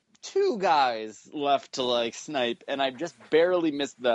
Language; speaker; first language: English; native; English